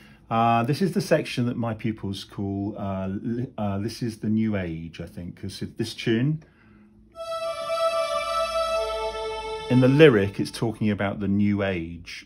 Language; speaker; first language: English; native; English